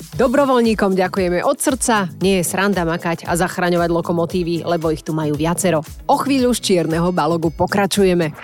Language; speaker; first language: Slovak; native; Slovak